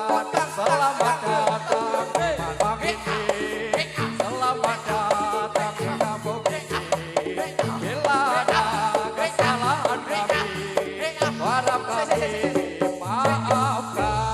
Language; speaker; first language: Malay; non-native, local second language; Javanese